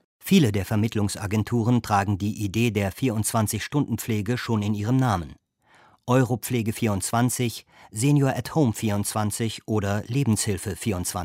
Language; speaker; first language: German; native; German